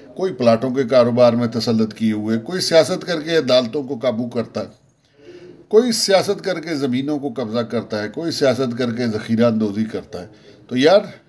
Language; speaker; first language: Urdu; native; Urdu